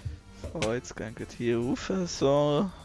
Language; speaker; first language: German; native; German